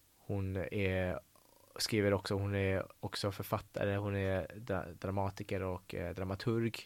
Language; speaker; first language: Swedish; early bilingual, other home language; Persian